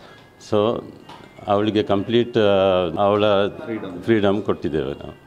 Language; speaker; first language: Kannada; non-native, local second language; Konkani